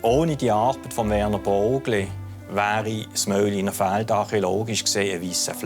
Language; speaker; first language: German; native; German